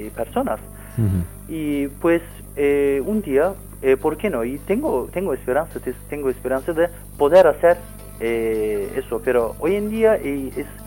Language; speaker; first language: Spanish; non-native, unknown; Kurdish